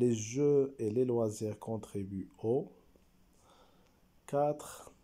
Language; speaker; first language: French; non-native, local second language; Arabic